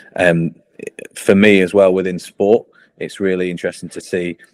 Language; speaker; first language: English; native; English